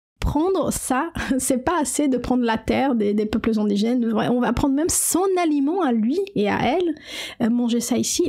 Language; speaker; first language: French; non-native, fluent; Portuguese